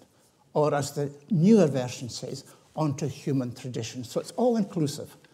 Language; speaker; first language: English; native; English